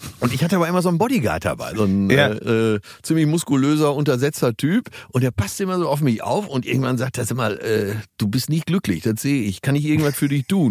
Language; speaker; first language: German; native; German